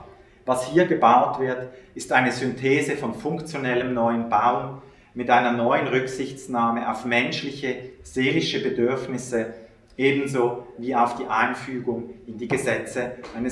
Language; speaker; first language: German; native; German